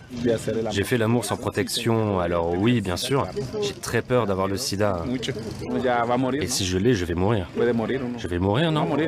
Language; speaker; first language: French; non-native, fluent; Spanish